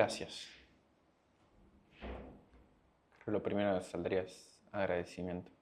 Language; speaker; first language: Spanish; native; Spanish